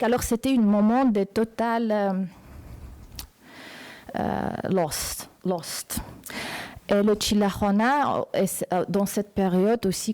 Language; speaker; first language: French; non-native, fluent; Uzbek